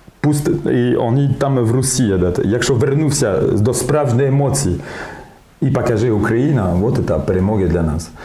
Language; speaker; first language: Ukrainian; non-native, learner; French